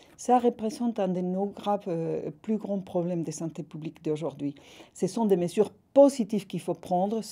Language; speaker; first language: French; non-native, fluent; Spanish